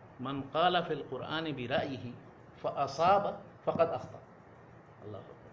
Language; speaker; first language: Urdu; native; Urdu